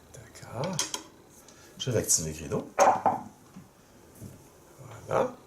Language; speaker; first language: French; native; French